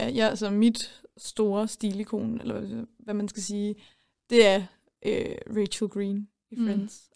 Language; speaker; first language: Danish; native; Danish